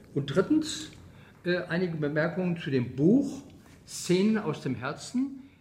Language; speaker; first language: German; native; German